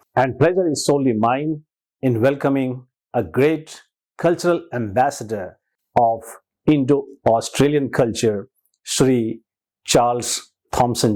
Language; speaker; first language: Hindi; native; Hindi